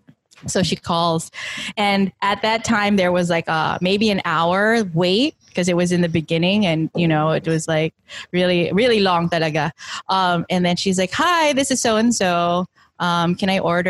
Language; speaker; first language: English; native; English